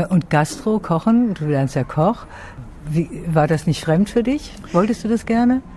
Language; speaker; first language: German; native; German